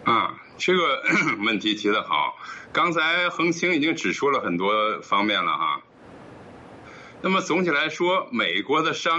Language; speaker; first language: Chinese; native; Chinese